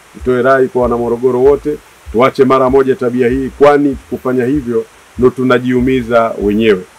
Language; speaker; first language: Swahili; native; Swahili